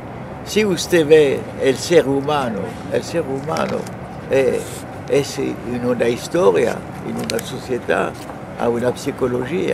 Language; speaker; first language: Spanish; non-native, fluent; French